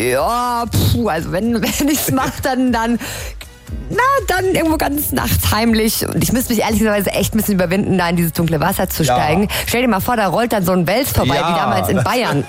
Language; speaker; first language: German; native; German